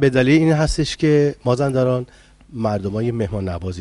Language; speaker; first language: Persian; native; Persian